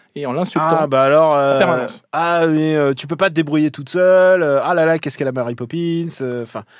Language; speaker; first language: French; native; French